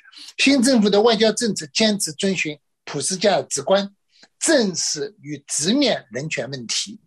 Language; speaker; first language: Chinese; native; Chinese